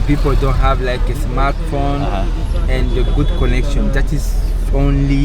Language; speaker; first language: English; non-native, learner; Sango